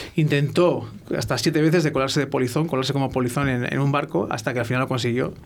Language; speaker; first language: Spanish; native; Spanish